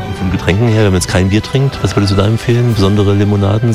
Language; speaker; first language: German; native; German